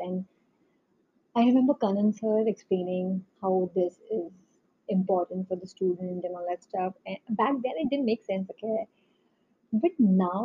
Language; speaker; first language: English; non-native, local second language; Hindi